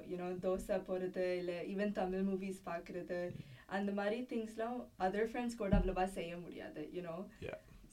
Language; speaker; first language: Tamil; early bilingual, heritage; Tamil